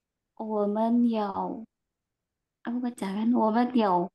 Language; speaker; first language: Chinese; non-native, learner; Indonesian